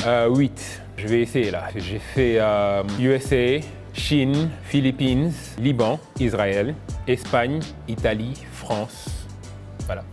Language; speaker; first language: French; non-native, local second language; Wolof